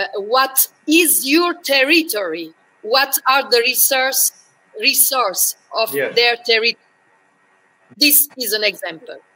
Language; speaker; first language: English; non-native, learner; French